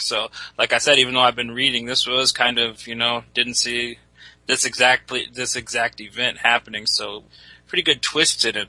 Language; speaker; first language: English; native; English